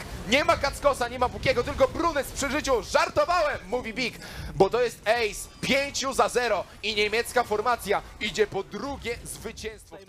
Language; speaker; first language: Polish; native; Polish